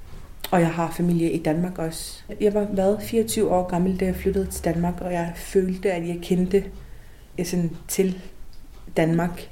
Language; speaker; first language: Danish; non-native, local second language; Kalaallisut